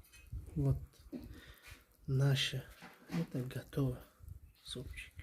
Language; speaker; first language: Russian; non-native, learner; Tajik